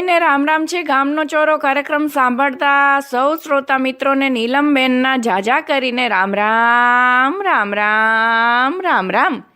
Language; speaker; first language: Gujarati; non-native, local second language; Kachhi